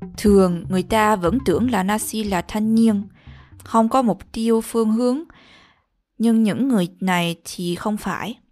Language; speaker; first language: Vietnamese; early bilingual, heritage; Vietnamese